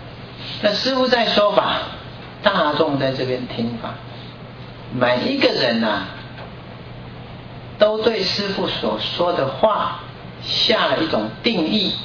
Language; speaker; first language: Chinese; native; Chinese